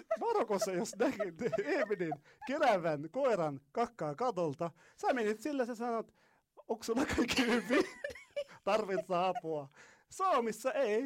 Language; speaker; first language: Finnish; non-native, learner; Arabic